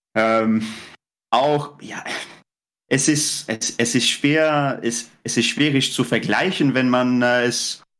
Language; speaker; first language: German; non-native, fluent; English